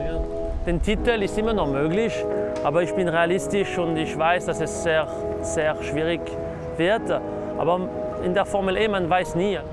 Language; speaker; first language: German; non-native, local second language; French